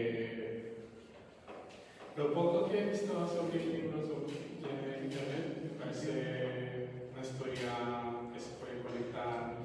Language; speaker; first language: Spanish; non-native, fluent; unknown